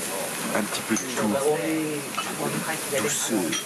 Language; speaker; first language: French; native; French